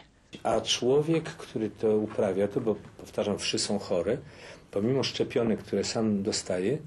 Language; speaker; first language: Polish; native; Polish